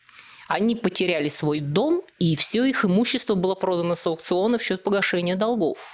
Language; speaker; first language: Russian; native; Russian